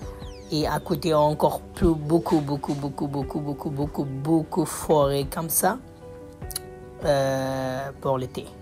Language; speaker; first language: French; non-native, learner; Bangla